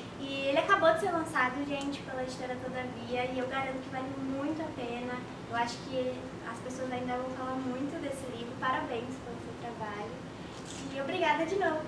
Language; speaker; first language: Portuguese; native; Portuguese